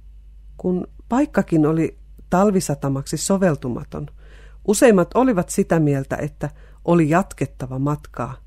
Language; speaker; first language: Finnish; native; Finnish